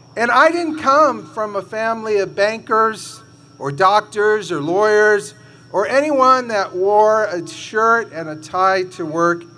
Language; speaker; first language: English; early bilingual, other home language; Spanish